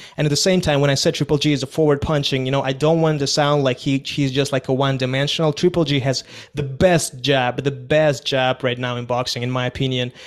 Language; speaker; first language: English; non-native, fluent; Russian